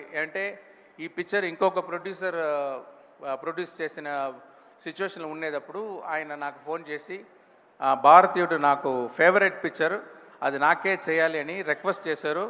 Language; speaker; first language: Telugu; non-native, local second language; Tamil